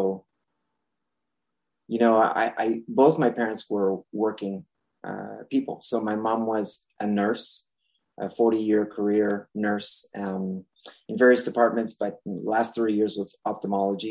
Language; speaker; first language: English; non-native, fluent; French